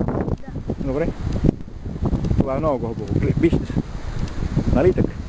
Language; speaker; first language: Bulgarian; non-native, learner; Finnish